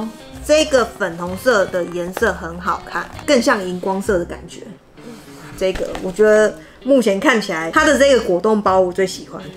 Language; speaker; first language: Chinese; native; Chinese